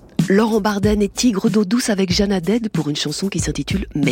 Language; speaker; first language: French; native; French